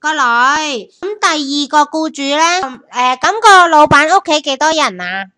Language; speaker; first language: Cantonese; native; Cantonese